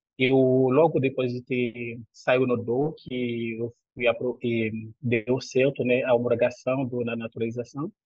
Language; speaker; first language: Portuguese; non-native, fluent; Haitian Creole